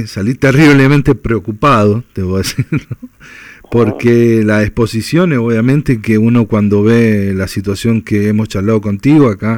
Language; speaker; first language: Spanish; native; Spanish